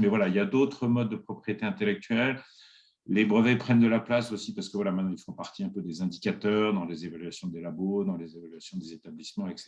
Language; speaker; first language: French; native; French